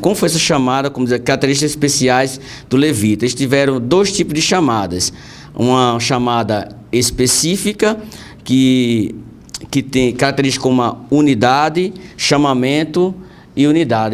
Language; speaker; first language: Portuguese; native; Portuguese